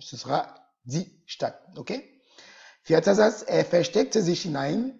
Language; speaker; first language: German; non-native, fluent; French